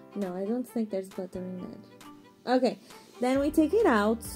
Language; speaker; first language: English; non-native, fluent; Portuguese